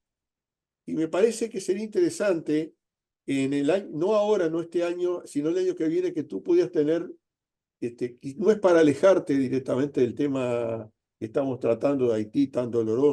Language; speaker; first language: Spanish; native; Spanish